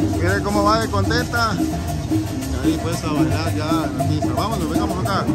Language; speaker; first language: Spanish; native; Spanish